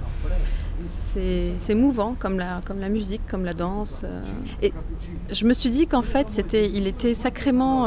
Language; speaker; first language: French; non-native, local second language; Arabic